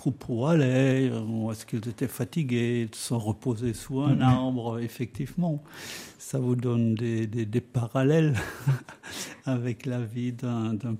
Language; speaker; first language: French; non-native, fluent; German